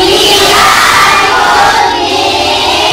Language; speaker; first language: English; non-native, learner; Indonesian